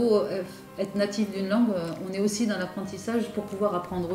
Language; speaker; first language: French; native; French